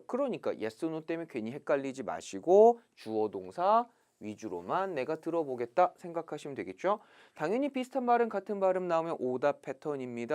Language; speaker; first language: Korean; native; Korean